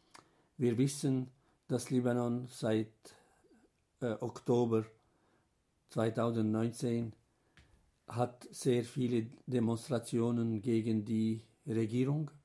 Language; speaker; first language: German; non-native, fluent; Arabic